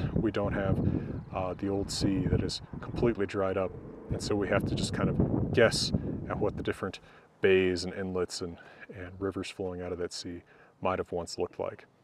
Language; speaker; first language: English; native; English